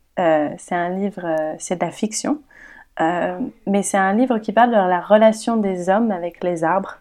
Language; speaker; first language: French; native; French